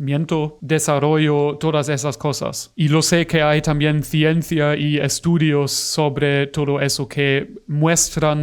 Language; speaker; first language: Spanish; non-native, fluent; German